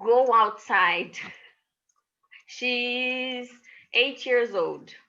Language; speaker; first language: English; non-native, learner; Portuguese